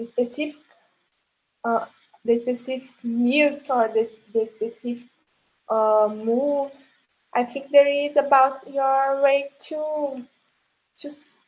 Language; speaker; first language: English; non-native, learner; Portuguese